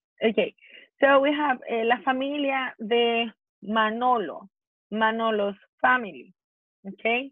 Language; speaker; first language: Spanish; non-native, fluent; English